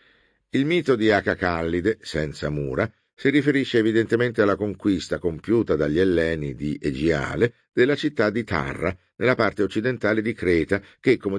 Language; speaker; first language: Italian; native; Italian